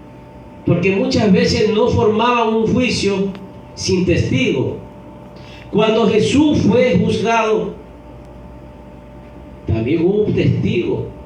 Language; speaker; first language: Spanish; native; Spanish